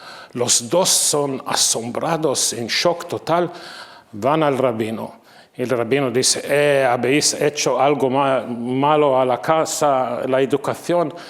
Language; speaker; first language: Spanish; non-native, fluent; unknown